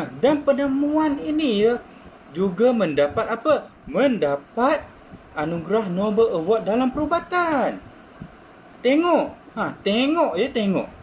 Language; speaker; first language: Malay; non-native, local second language; Chinese